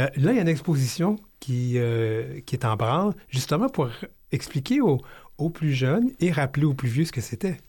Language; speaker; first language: French; native; French